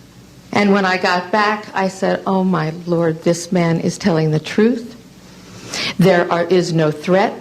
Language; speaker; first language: English; native; English